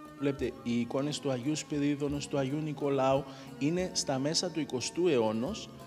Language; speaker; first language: Greek; native; Greek